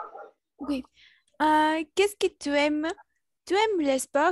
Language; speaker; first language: French; non-native, learner; Spanish